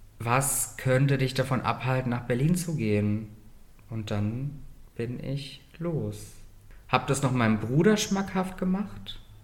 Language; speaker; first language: German; native; German